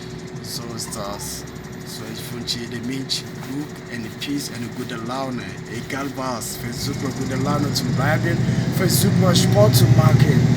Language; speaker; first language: German; non-native, learner; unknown